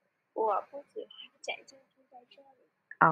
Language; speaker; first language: Chinese; non-native, learner; Vietnamese